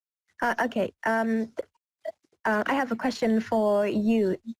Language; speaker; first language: English; non-native, learner; Vietnamese